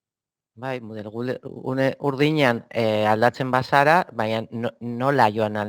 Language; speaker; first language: Basque; non-native, local second language; Spanish